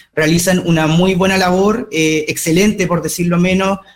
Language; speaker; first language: Spanish; native; Spanish